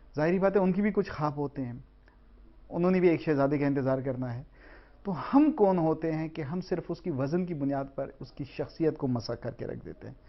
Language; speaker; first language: Urdu; non-native, local second language; Pashto